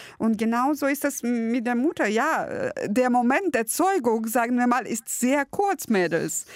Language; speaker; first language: German; early bilingual, other home language; Russian